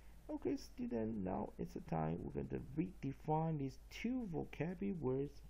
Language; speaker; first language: English; non-native, fluent; Chinese